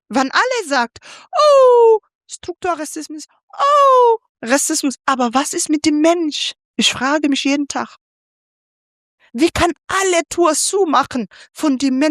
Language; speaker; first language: German; non-native, fluent; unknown